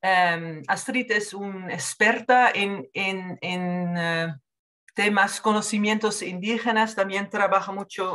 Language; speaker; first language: Spanish; non-native, fluent; Dutch